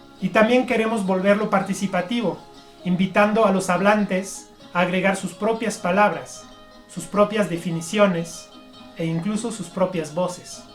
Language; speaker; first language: Spanish; non-native, fluent; French